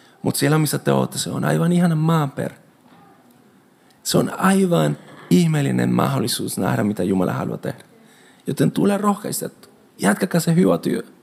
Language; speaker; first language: Finnish; non-native, fluent; Spanish